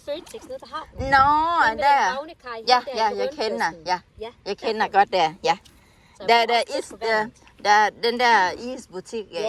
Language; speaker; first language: Danish; non-native, learner; Thai